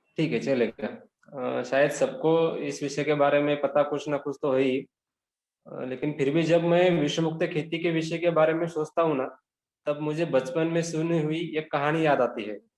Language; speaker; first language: Hindi; non-native, local second language; Marathi